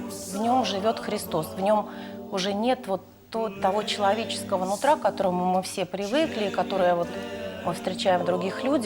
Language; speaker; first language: Russian; native; Russian